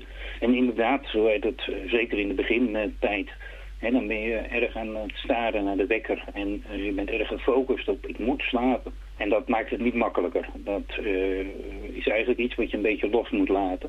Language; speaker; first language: Dutch; native; Dutch